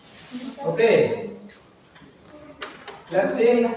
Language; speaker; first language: English; non-native, learner; Indonesian